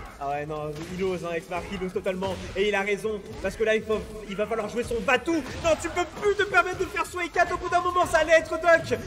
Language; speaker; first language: French; native; French